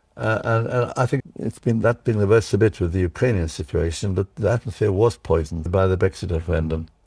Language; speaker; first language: English; early bilingual, other home language; Czech